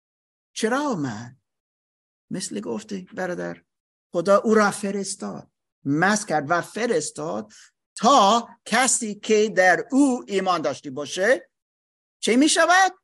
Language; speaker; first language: Persian; non-native, learner; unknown